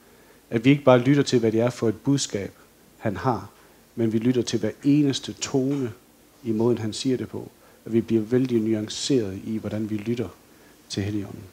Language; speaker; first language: Danish; native; Danish